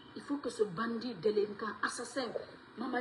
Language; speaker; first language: French; non-native, local second language; Fula